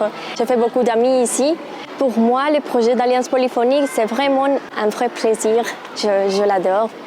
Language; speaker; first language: French; non-native, fluent; Spanish